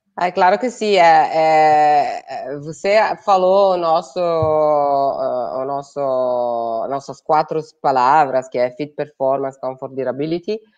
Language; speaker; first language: Portuguese; non-native, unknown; Italian